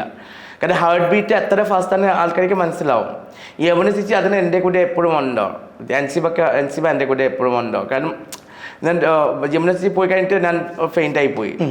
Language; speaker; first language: Malayalam; non-native, learner; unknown